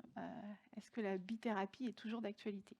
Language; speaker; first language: French; native; French